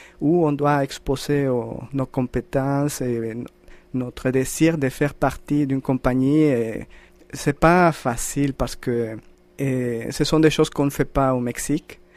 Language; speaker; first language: French; non-native, fluent; Spanish